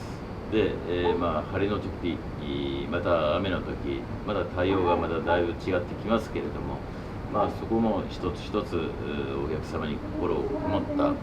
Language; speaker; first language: Japanese; native; Japanese